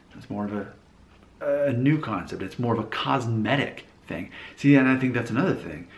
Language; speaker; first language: English; native; English